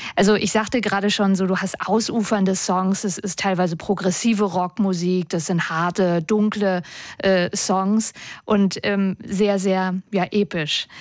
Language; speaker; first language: German; native; German